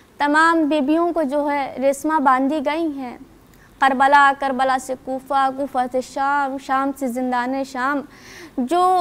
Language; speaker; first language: Urdu; non-native, local second language; Sindhi